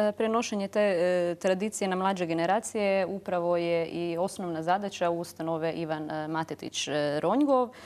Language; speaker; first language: Croatian; native; Croatian